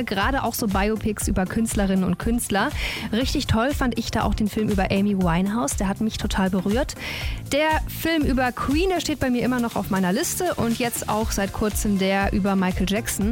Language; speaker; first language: German; native; German